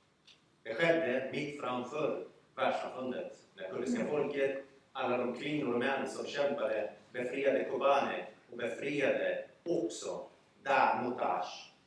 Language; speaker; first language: Swedish; early bilingual, other home language; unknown